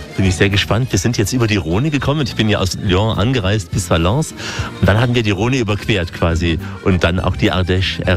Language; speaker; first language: German; native; German